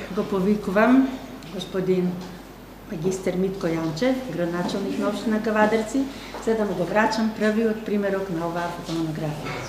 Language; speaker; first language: Macedonian; native; Macedonian